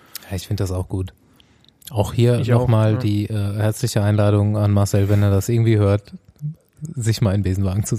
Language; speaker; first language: German; native; German